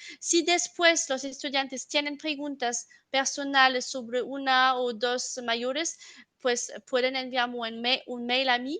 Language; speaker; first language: Spanish; non-native, fluent; French